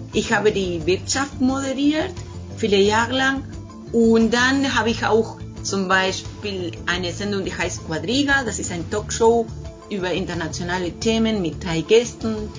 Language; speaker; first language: German; non-native, fluent; Spanish